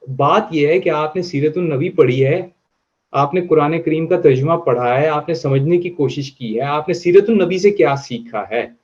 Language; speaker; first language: Urdu; native; Urdu